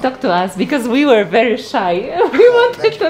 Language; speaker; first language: English; non-native, fluent; Polish